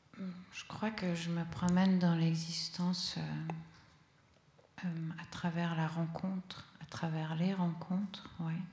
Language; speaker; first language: French; early bilingual, other home language; Italian